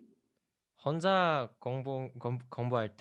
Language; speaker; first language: Korean; non-native, learner; Indonesian